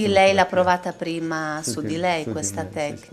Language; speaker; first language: Italian; native; Italian